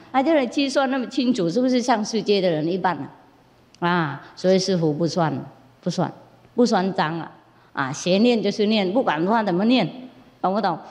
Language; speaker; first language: Chinese; non-native, fluent; Vietnamese